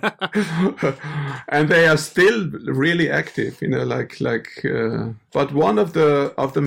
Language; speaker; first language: English; non-native, fluent; German